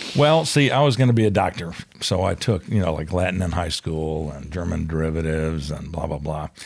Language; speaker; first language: English; native; English